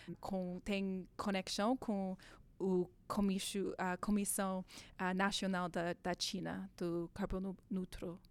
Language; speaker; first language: Portuguese; non-native, learner; English